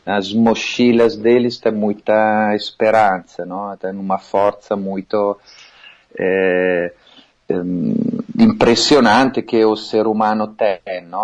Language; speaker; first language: Portuguese; non-native, fluent; Italian